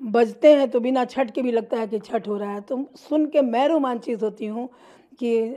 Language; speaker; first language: Hindi; native; Hindi